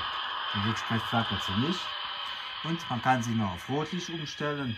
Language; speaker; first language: German; native; German